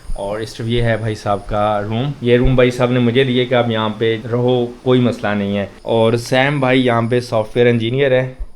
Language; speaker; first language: Urdu; native; Urdu